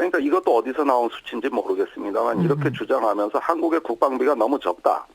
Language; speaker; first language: Korean; native; Korean